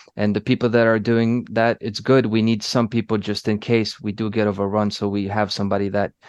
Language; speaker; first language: English; early bilingual, other home language; Polish